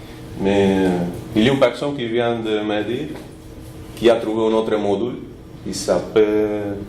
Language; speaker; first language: French; non-native, fluent; Spanish